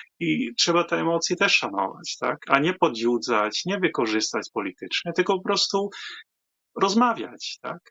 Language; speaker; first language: Polish; non-native, fluent; Dutch